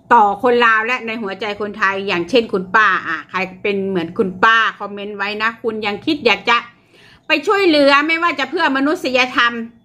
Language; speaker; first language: Thai; native; Thai